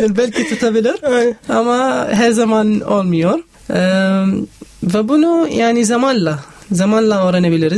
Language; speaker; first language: Turkish; non-native, local second language; Arabic